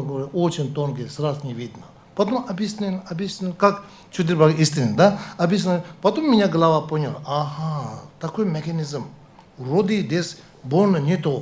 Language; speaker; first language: Russian; non-native, learner; Tibetan